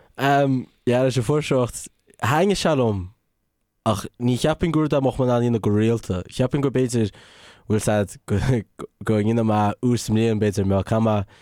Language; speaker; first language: Irish; native; Irish